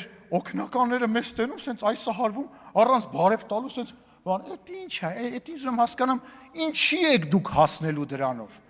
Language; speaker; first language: Armenian; native; Armenian